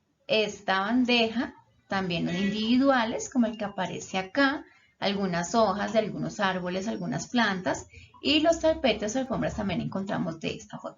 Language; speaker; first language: Spanish; native; Spanish